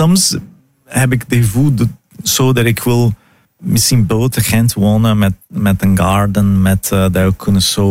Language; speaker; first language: Dutch; non-native, fluent; Portuguese